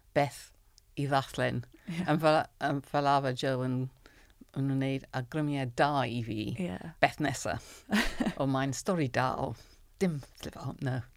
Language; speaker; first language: Welsh; non-native, local second language; English